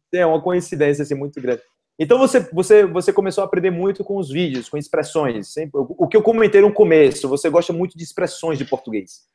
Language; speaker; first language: Portuguese; native; Portuguese